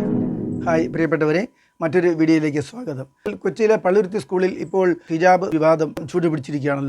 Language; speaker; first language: Malayalam; native; Malayalam